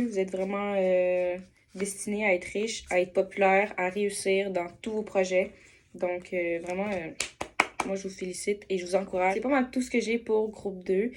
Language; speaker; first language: French; native; French